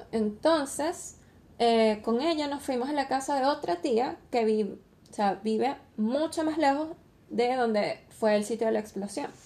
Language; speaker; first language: Spanish; native; Spanish